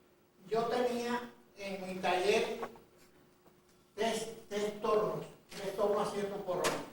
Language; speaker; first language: Spanish; native; Spanish